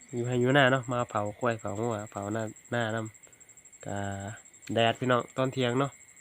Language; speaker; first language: Thai; native; Thai